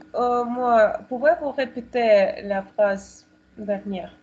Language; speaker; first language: French; non-native, learner; Russian